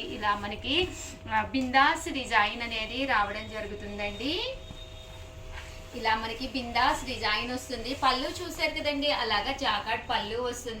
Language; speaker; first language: Telugu; native; Telugu